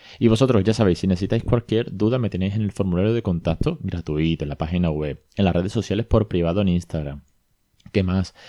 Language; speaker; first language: Spanish; native; Spanish